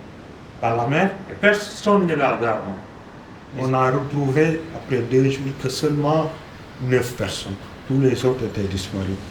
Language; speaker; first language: French; non-native, local second language; Arabic